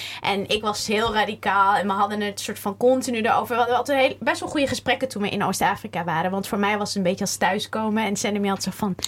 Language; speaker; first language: Dutch; early bilingual, other home language; Somali